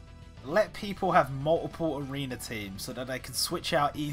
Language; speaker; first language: English; native; English